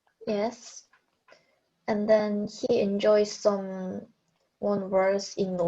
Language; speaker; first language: English; non-native, learner; Korean